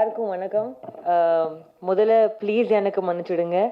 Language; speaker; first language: Tamil; non-native, learner; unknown